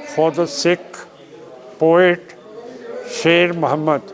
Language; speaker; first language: English; non-native, local second language; Punjabi